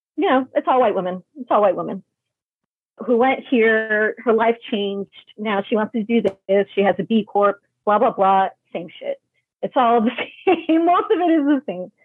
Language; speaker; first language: English; native; English